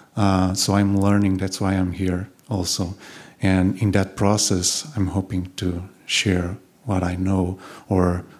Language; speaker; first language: English; non-native, fluent; Portuguese